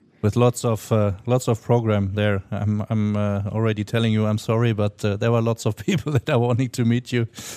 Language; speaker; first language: English; non-native, fluent; German